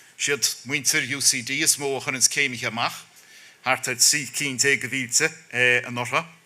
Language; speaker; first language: Irish; native; Irish